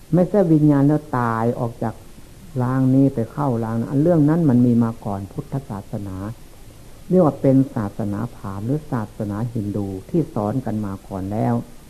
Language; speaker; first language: Thai; non-native, local second language; Lao